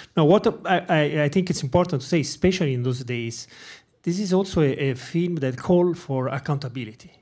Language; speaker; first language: English; non-native, fluent; Italian